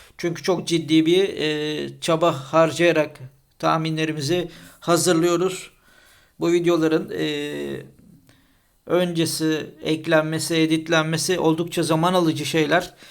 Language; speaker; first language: Turkish; native; Turkish